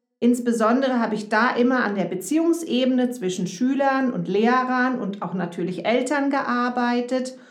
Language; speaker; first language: German; native; German